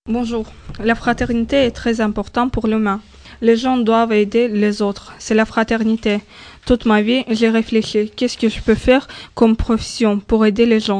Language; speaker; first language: French; non-native, learner; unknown